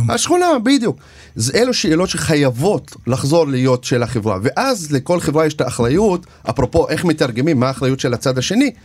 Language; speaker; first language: Hebrew; non-native, local second language; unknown